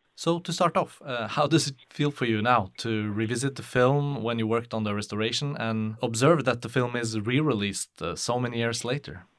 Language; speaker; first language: English; non-native, fluent; Norwegian